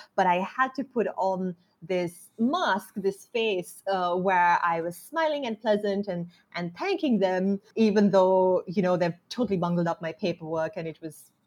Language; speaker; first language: English; non-native, local second language; Sinhala